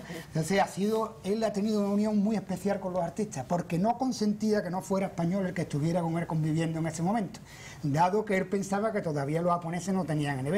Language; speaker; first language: Spanish; native; Spanish